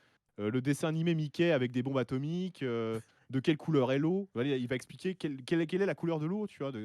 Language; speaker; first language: French; native; French